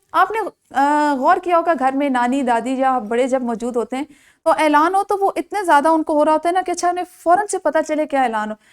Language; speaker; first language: Urdu; non-native, local second language; Punjabi